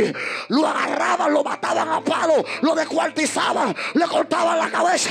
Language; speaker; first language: Spanish; native; Spanish